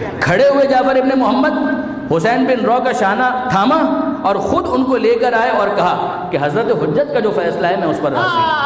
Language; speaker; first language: Urdu; non-native, local second language; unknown